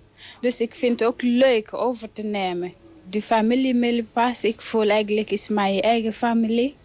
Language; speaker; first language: Dutch; non-native, learner; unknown